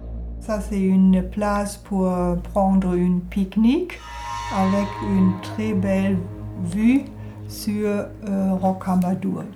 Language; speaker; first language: French; non-native, learner; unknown